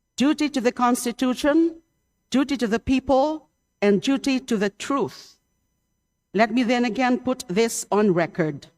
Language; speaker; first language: English; non-native, local second language; Filipino